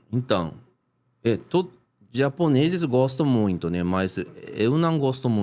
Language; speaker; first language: Portuguese; non-native, learner; Japanese